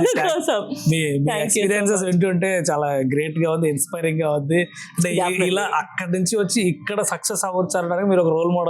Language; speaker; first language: Telugu; native; Telugu